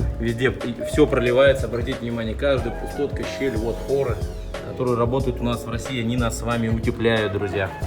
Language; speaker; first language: Russian; native; Russian